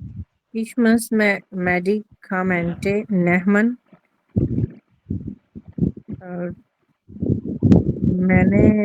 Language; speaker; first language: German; non-native, learner; Urdu